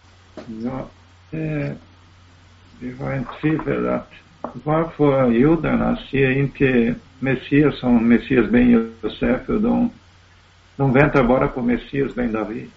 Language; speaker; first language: Swedish; non-native, learner; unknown